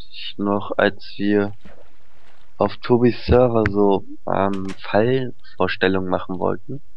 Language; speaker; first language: German; native; German